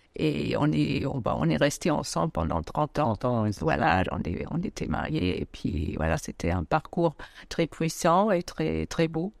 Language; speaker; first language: French; non-native, fluent; German